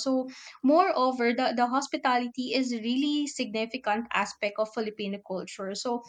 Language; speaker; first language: English; non-native, local second language; Filipino